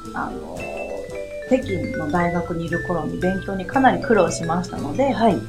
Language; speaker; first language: Japanese; native; Japanese